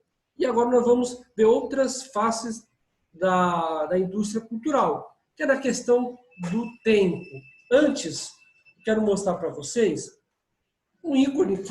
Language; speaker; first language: Portuguese; native; Portuguese